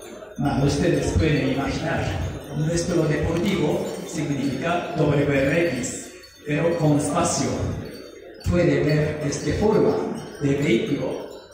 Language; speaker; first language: Spanish; non-native, learner; Japanese